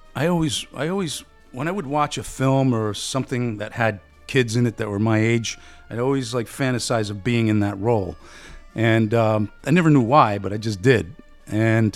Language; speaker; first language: English; early bilingual, other home language; Italian